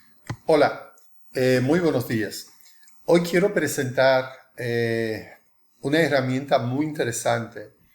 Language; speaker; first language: Spanish; non-native, fluent; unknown